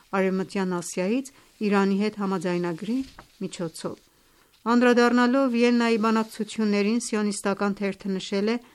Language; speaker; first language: Armenian; native; Armenian